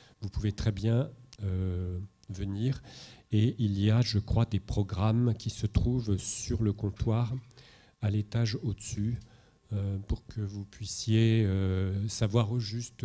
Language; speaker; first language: French; native; French